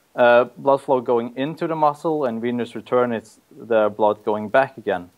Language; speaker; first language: English; non-native, fluent; Norwegian